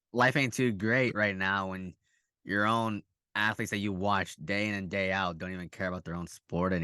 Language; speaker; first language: English; native; English